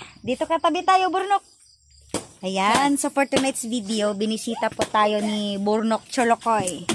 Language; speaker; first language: Filipino; non-native, local second language; Cebuano